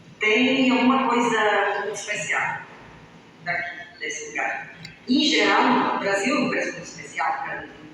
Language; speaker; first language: Portuguese; non-native, fluent; Bulgarian